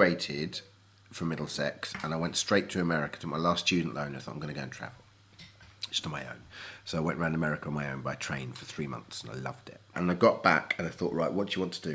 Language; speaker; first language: English; native; English